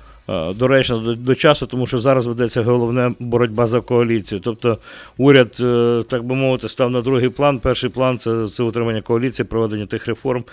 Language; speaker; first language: Ukrainian; native; Ukrainian